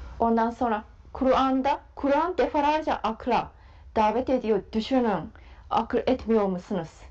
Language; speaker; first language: Turkish; non-native, fluent; Japanese